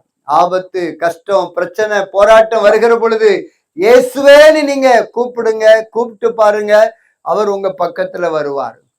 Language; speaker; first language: Tamil; native; Tamil